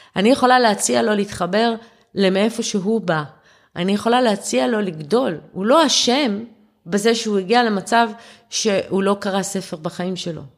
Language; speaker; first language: Hebrew; early bilingual, other home language; German